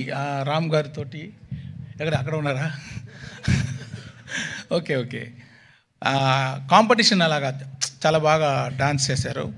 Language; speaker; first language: Telugu; non-native, local second language; Tamil